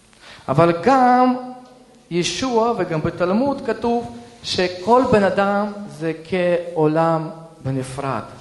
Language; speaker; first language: Hebrew; early bilingual, other home language; Russian